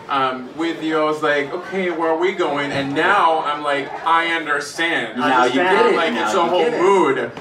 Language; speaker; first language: English; non-native, fluent; French